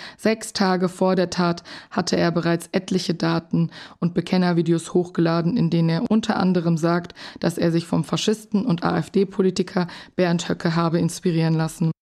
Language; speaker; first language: German; early bilingual, other home language; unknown